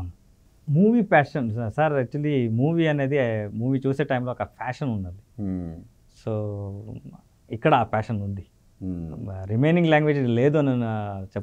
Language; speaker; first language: Telugu; non-native, learner; Kannada